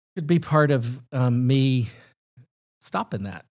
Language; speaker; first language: English; native; English